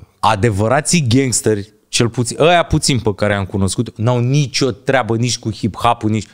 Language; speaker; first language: Romanian; native; Romanian